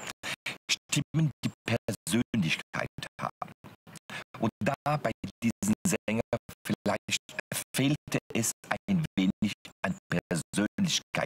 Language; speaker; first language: German; non-native, fluent; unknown